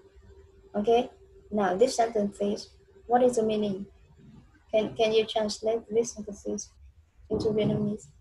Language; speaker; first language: English; non-native, fluent; Vietnamese